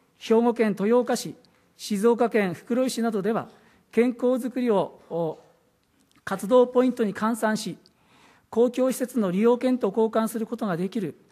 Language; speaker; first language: Japanese; native; Japanese